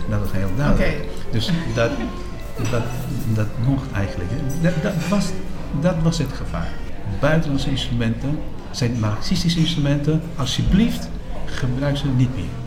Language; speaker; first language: Dutch; non-native, fluent; Spanish